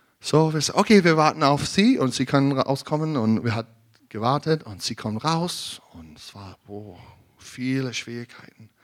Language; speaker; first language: German; non-native, learner; English